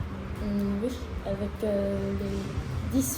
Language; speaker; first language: French; non-native, learner; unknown